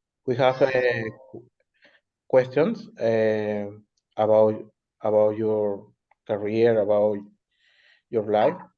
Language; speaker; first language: English; non-native, learner; Spanish